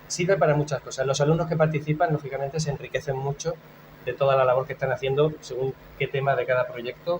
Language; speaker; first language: Spanish; native; Spanish